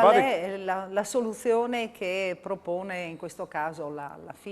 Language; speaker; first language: Italian; native; Italian